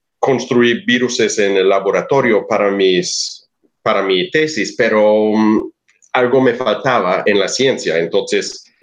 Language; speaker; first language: Spanish; non-native, fluent; English